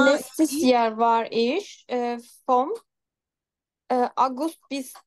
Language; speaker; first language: German; non-native, learner; Turkish